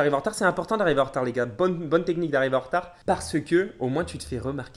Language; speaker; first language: French; native; French